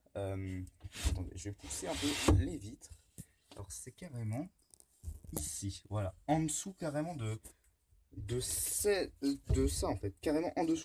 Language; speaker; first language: French; native; French